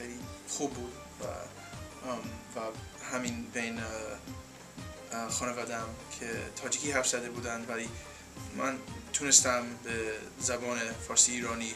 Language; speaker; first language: Persian; non-native, fluent; English